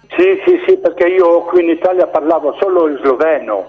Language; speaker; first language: Italian; non-native, local second language; Slovenian